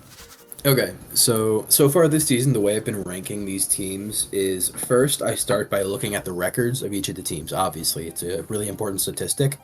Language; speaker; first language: English; native; English